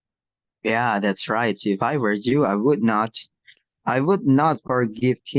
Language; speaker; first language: English; non-native, fluent; Indonesian